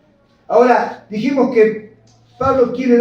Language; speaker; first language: Spanish; native; Spanish